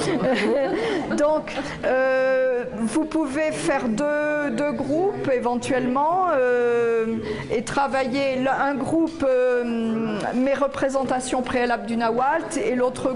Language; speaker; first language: French; native; French